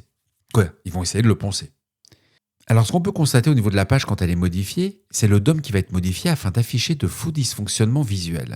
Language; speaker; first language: French; native; French